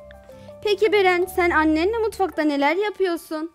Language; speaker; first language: Turkish; native; Turkish